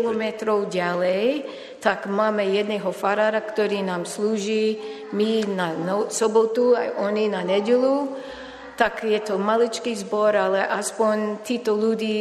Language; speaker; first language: Slovak; non-native, fluent; English